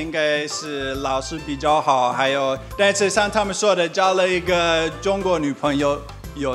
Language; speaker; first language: Chinese; non-native, fluent; English